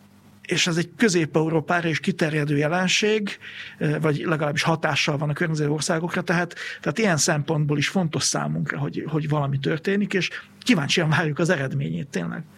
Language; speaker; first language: Hungarian; native; Hungarian